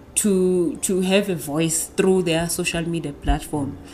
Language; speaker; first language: English; non-native, local second language; Zulu